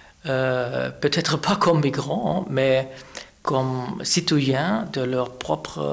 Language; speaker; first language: French; non-native, fluent; German